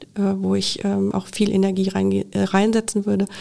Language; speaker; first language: German; native; German